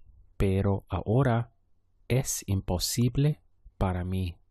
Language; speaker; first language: Spanish; non-native, fluent; English